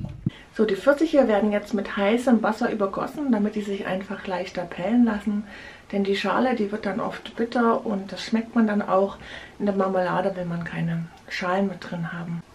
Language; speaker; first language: German; native; German